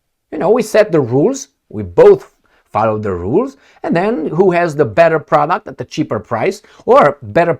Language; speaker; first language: English; non-native, fluent; Romanian